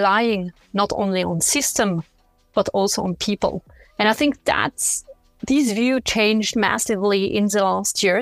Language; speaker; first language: English; non-native, fluent; French